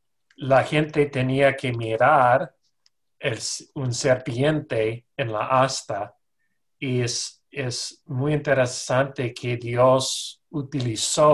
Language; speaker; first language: Spanish; non-native, fluent; English